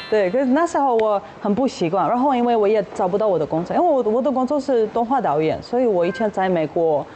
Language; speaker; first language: Chinese; non-native, fluent; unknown